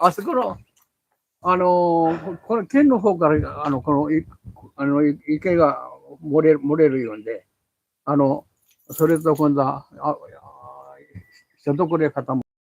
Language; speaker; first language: Japanese; native; Japanese